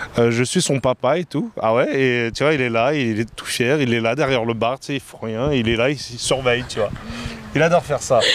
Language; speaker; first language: French; native; French